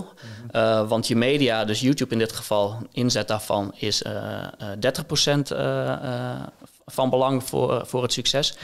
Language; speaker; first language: Dutch; native; Dutch